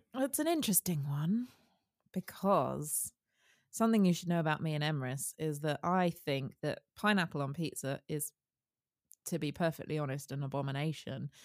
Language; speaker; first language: English; early bilingual, other home language; Italian